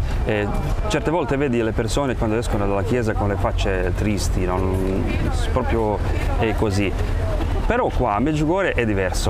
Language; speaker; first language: Italian; non-native, fluent; Croatian